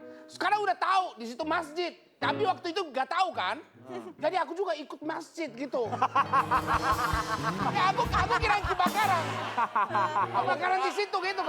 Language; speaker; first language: Indonesian; non-native, fluent; Japanese